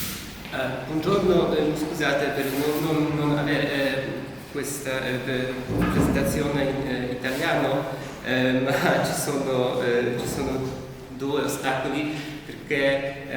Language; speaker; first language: Italian; non-native, learner; Polish